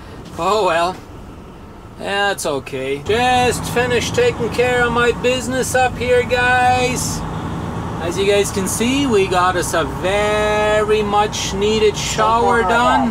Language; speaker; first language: English; native; English